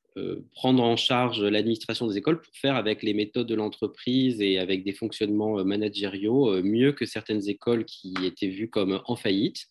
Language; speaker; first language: French; native; French